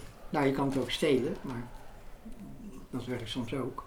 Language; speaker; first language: Dutch; native; Dutch